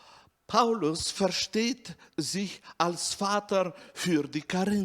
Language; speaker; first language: German; non-native, fluent; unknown